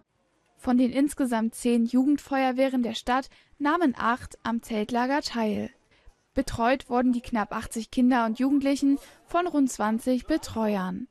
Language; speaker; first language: German; native; German